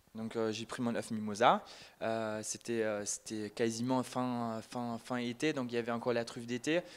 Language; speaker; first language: French; non-native, fluent; German